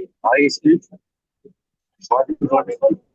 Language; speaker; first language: English; non-native, learner; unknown